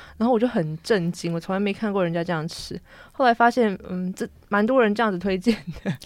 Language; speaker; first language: Chinese; native; Chinese